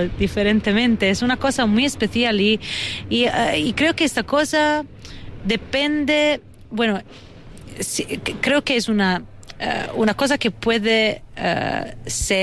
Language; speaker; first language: Spanish; non-native, fluent; Italian